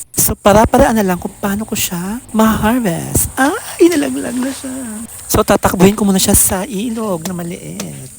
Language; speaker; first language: Filipino; native; Filipino